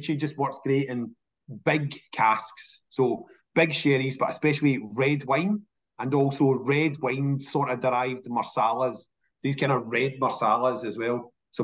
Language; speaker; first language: English; native; English